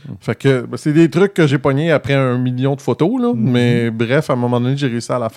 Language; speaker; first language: French; native; French